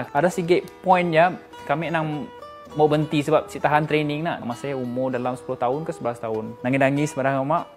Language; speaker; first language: Malay; native; Malay